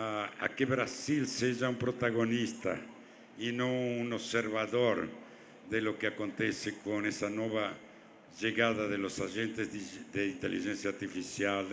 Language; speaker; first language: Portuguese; non-native, fluent; Spanish